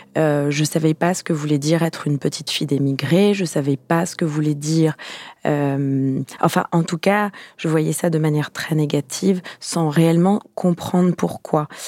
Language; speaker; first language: French; native; French